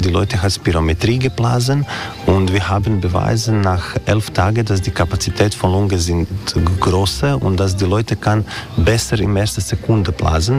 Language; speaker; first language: German; non-native, learner; Croatian